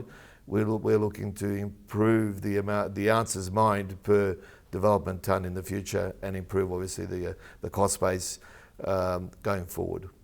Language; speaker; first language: English; native; English